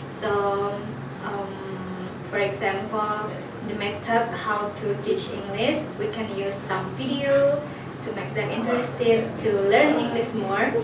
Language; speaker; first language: English; non-native, learner; Indonesian